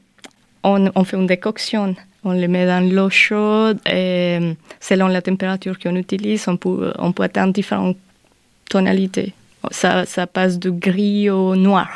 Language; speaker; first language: French; non-native, fluent; Spanish